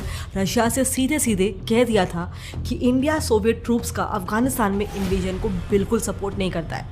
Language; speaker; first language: Hindi; native; Hindi